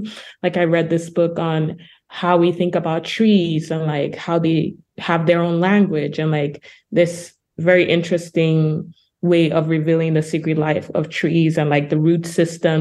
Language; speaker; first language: English; non-native, local second language; Yoruba